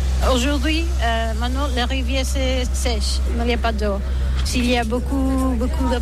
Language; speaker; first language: French; non-native, learner; Catalan